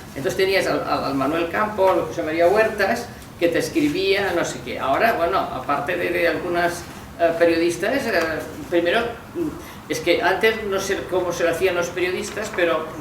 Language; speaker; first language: Spanish; non-native, local second language; Catalan